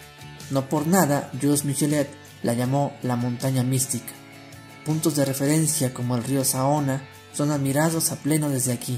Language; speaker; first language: Spanish; native; Spanish